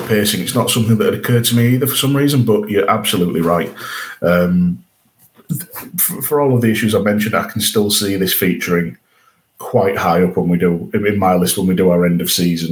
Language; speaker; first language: English; native; English